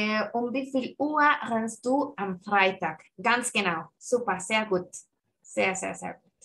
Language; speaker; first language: German; non-native, fluent; Spanish